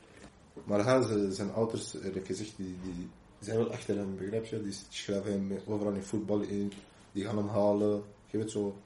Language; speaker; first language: Dutch; non-native, local second language; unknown